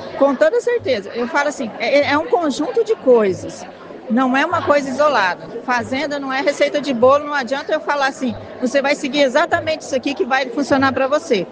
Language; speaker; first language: Portuguese; native; Portuguese